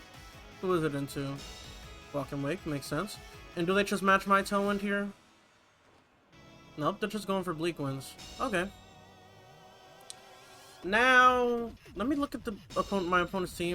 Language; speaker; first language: English; native; English